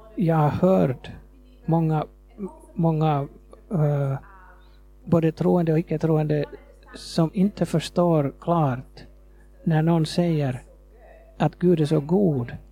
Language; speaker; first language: Swedish; non-native, fluent; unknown